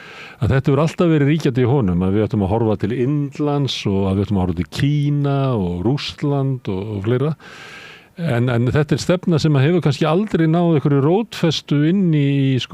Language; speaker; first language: Icelandic; native; Icelandic